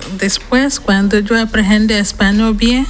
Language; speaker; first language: Spanish; non-native, learner; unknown